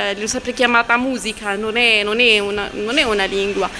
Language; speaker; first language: Italian; non-native, fluent; Arabic